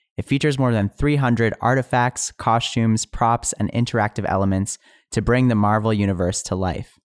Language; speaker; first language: English; native; English